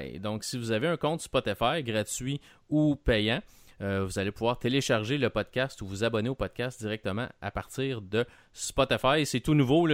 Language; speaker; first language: French; native; French